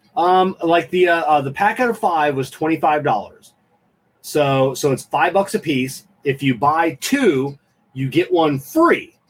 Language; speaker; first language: English; native; English